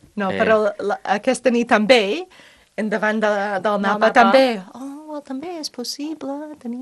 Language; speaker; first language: Catalan; non-native, fluent; English